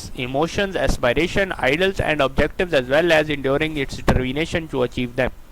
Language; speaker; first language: English; non-native, local second language; Urdu